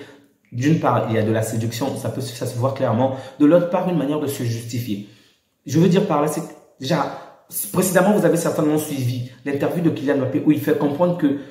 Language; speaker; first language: French; native; French